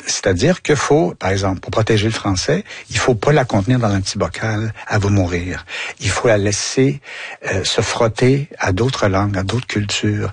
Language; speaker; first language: French; native; French